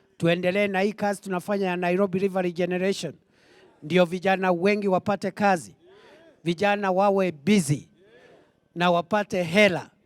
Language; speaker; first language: Swahili; non-native, local second language; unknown